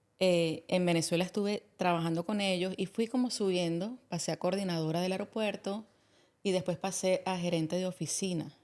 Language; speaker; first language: Spanish; native; Spanish